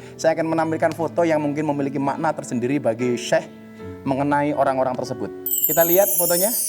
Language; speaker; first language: Indonesian; native; Indonesian